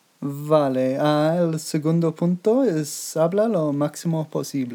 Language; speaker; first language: Spanish; non-native, learner; English